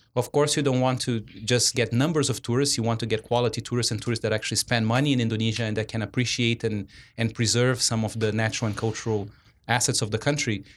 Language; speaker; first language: English; non-native, fluent; Portuguese